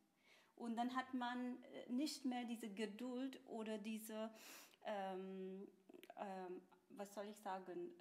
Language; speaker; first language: German; non-native, fluent; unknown